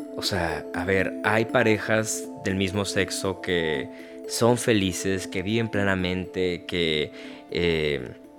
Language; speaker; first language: Spanish; early bilingual, heritage; Spanish